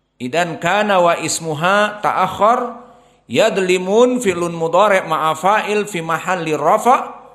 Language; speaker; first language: Arabic; non-native, fluent; Indonesian